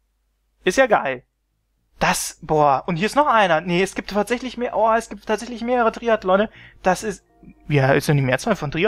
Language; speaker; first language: German; native; German